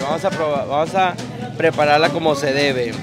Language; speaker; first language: Spanish; native; Spanish